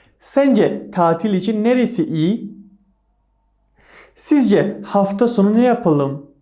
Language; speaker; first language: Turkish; non-native, fluent; Persian